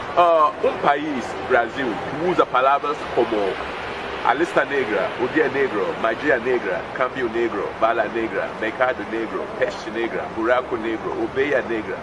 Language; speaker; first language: Portuguese; non-native, fluent; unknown